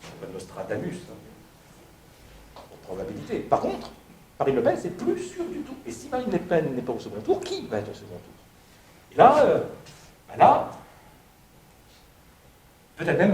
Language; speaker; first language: French; native; French